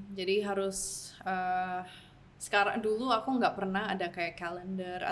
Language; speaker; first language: Indonesian; early bilingual, heritage; English